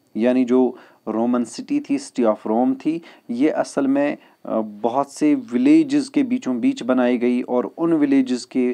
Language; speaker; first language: Hindi; non-native, local second language; Kashmiri